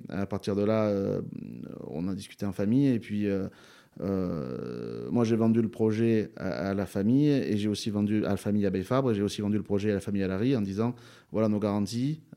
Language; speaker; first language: French; native; French